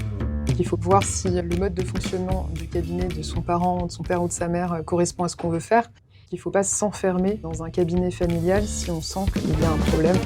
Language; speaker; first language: French; native; French